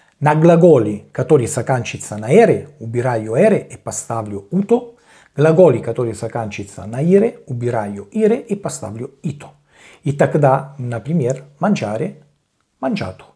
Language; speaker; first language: Russian; non-native, learner; Italian